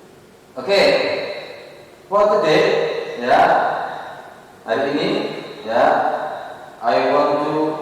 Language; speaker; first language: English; non-native, learner; Indonesian